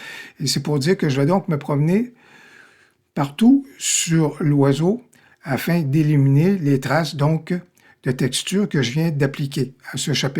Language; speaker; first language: French; native; French